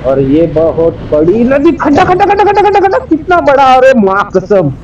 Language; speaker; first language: Hindi; non-native, local second language; Marathi